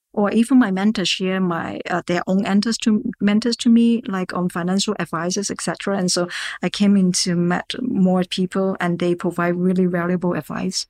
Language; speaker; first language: English; non-native, local second language; Cantonese